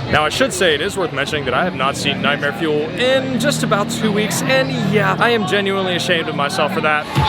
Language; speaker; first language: English; native; English